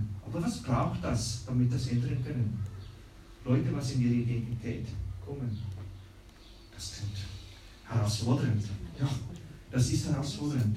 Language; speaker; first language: German; non-native, learner; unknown